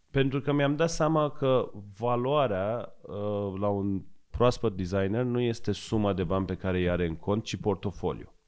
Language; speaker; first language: Romanian; non-native, fluent; Persian